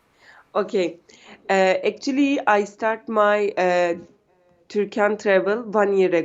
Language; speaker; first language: English; non-native, learner; Turkish